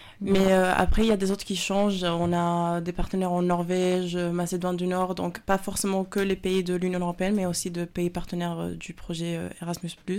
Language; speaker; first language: French; non-native, fluent; Spanish